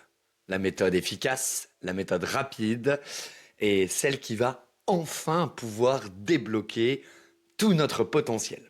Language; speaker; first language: French; native; French